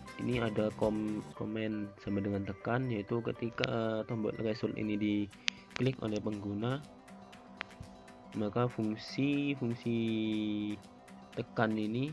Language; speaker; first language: Indonesian; native; Indonesian